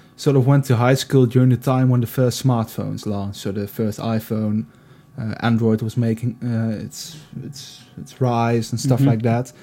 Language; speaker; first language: English; non-native, fluent; Dutch